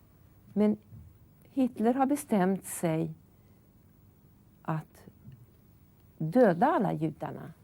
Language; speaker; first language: Swedish; non-native, fluent; Hungarian